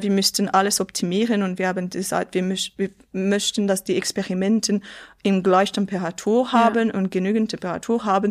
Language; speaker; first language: German; non-native, local second language; French